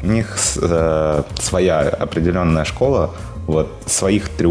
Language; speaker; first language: Russian; native; Russian